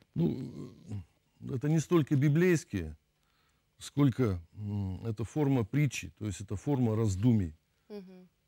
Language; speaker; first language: Russian; native; Russian